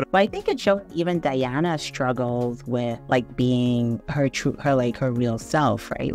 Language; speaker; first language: English; native; English